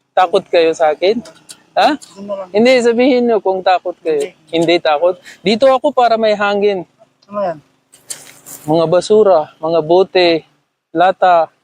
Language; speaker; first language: Filipino; non-native, learner; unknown